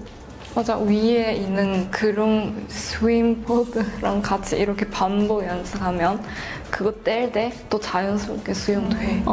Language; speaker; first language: Korean; non-native, learner; Chinese